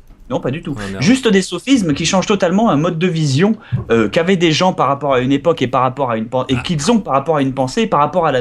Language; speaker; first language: French; native; French